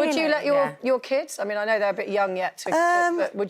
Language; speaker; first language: English; native; English